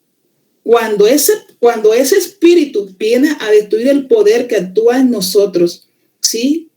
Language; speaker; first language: Spanish; native; Spanish